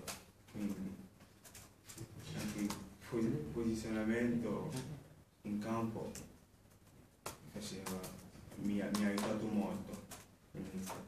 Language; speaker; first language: Italian; non-native, fluent; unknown